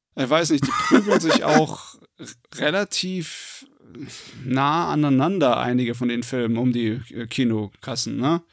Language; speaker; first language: German; native; German